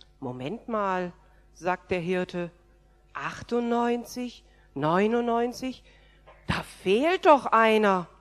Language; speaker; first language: German; native; German